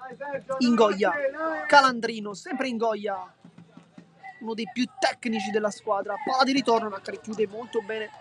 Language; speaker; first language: Italian; native; Italian